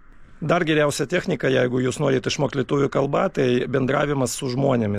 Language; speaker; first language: Lithuanian; non-native, fluent; Russian